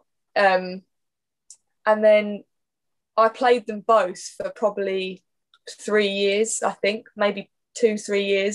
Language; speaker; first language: English; native; English